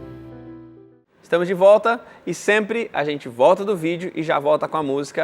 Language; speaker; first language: Portuguese; native; Portuguese